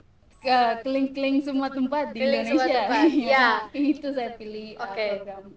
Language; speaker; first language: Indonesian; non-native, learner; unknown